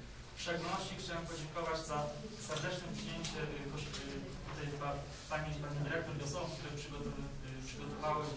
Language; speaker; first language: Polish; native; Polish